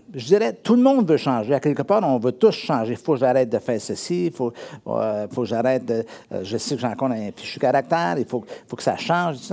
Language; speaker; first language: French; native; French